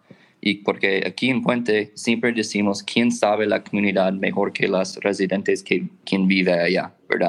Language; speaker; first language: Spanish; non-native, fluent; English